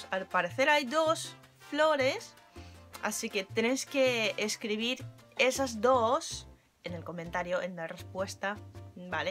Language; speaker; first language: Spanish; non-native, fluent; Japanese